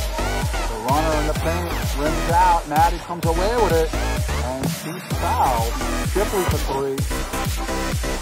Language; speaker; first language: English; native; English